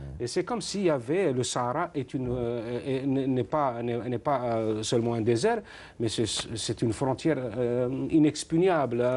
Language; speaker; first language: French; non-native, local second language; Arabic